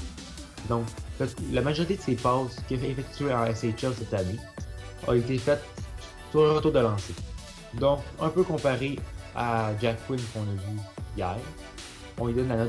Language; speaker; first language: French; native; French